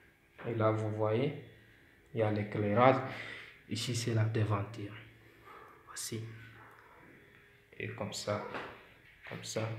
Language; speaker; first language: French; non-native, local second language; Fula